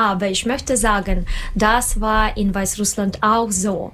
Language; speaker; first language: German; non-native, learner; Russian